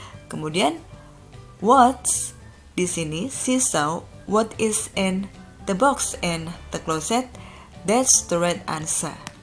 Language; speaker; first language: English; non-native, fluent; Indonesian